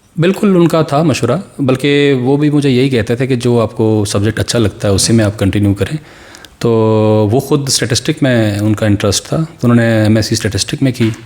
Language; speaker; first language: Urdu; non-native, local second language; Pashto